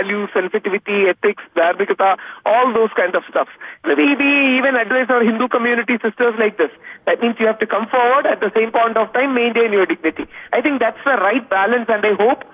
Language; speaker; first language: English; non-native, local second language; Malayalam